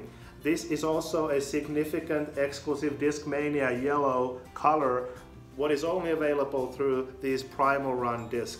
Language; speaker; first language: English; non-native, fluent; Finnish